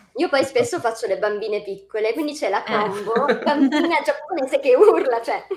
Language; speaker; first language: Italian; native; Italian